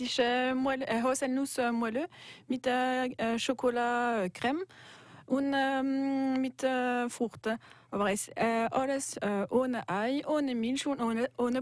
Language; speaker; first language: German; non-native, local second language; French